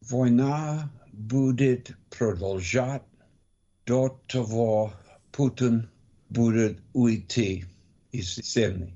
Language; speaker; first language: Russian; non-native, learner; English